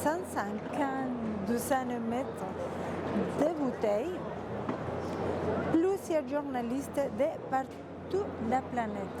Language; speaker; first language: French; non-native, fluent; Spanish